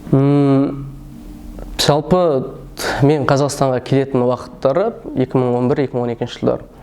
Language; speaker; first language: Kazakh; early bilingual, heritage; Kazakh